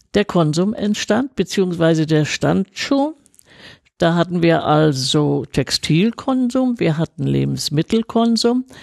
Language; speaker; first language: German; native; German